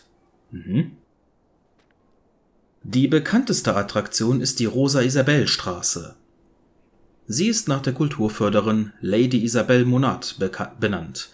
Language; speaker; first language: German; native; German